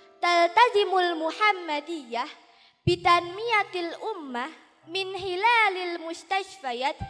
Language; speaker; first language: Arabic; non-native, learner; Indonesian